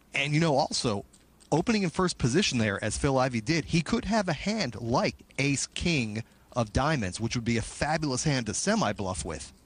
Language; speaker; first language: English; native; English